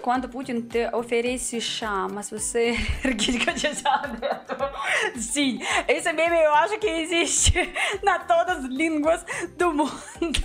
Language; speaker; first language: Portuguese; non-native, learner; Russian